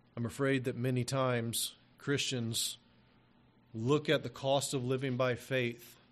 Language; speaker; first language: English; native; English